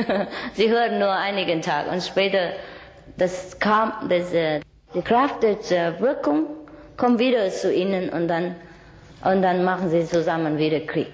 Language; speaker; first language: German; non-native, learner; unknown